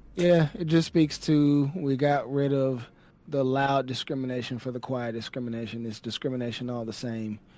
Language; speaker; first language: English; native; English